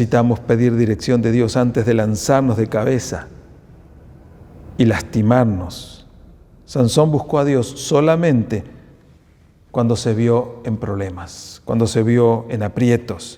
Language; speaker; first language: Spanish; native; Spanish